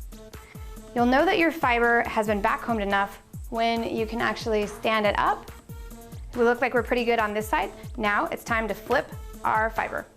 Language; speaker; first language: English; native; English